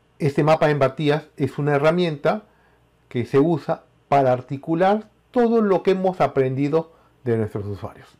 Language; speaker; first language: Spanish; native; Spanish